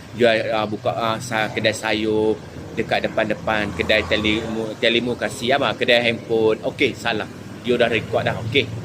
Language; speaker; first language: Malay; native; Malay